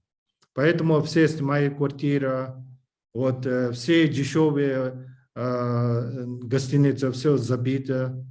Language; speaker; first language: Russian; non-native, learner; English